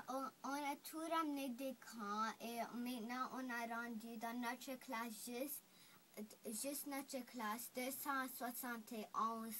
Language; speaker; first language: French; non-native, local second language; English